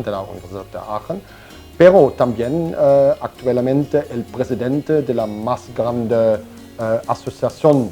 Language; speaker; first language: Spanish; non-native, fluent; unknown